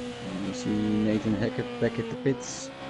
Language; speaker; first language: English; native; English